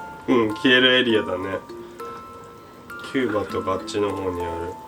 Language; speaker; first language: Japanese; native; Japanese